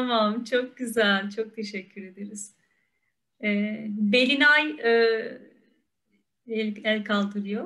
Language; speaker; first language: Turkish; native; Turkish